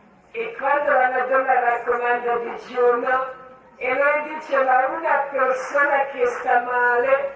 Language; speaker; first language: Italian; non-native, learner; Croatian